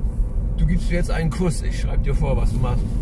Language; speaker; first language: German; native; German